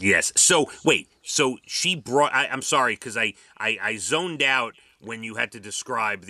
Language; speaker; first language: English; native; English